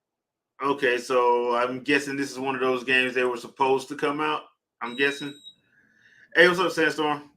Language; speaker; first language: English; native; English